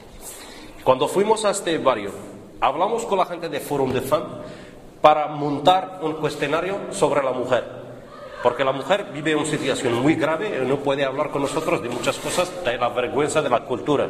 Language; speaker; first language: Spanish; non-native, learner; Arabic